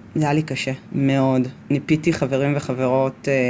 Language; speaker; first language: Hebrew; native; Hebrew